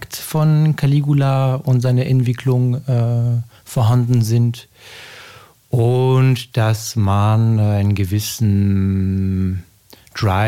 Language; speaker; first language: German; non-native, fluent; French